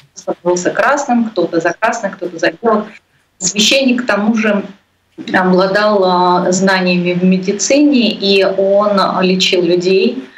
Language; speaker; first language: Russian; native; Russian